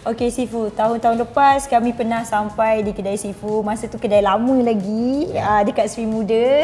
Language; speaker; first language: Malay; native; Malay